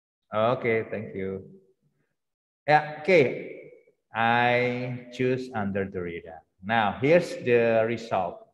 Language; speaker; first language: English; non-native, fluent; Indonesian